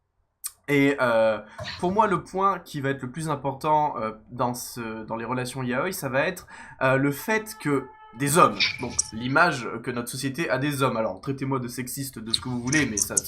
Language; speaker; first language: French; native; French